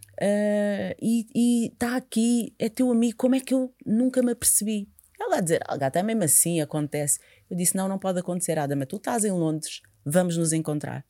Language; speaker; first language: Portuguese; native; Portuguese